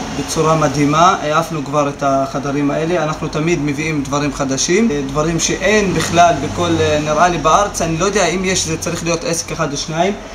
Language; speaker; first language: Hebrew; non-native, local second language; Arabic